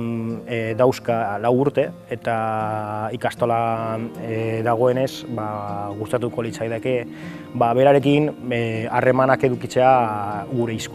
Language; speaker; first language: Basque; non-native, local second language; Spanish